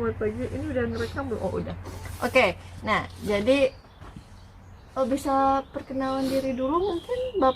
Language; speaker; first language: Indonesian; non-native, local second language; Minangkabau